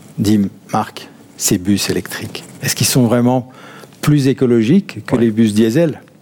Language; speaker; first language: French; native; French